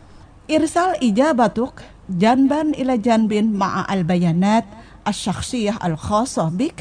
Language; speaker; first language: Arabic; non-native, fluent; Indonesian